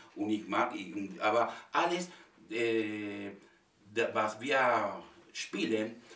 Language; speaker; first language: German; non-native, learner; Spanish